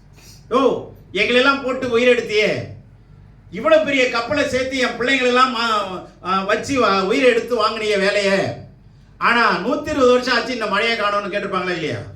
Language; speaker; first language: Tamil; native; Tamil